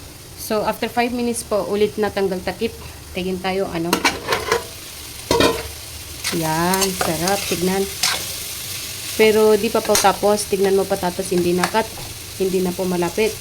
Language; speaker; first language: Filipino; non-native, learner; Punjabi